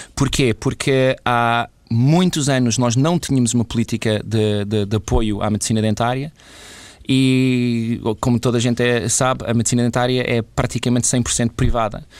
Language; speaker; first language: Portuguese; early bilingual, other home language; English